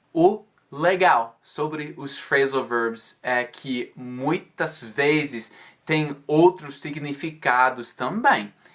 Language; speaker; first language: Portuguese; non-native, fluent; English